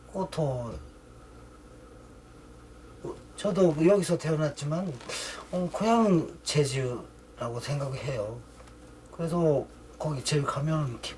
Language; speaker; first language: Korean; early bilingual, heritage; Korean